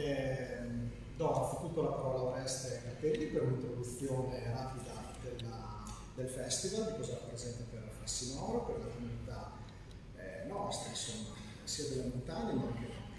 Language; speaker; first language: Italian; native; Italian